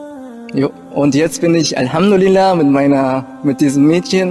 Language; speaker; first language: German; early bilingual, other home language; Japanese